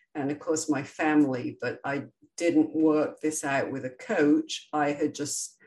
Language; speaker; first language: English; native; English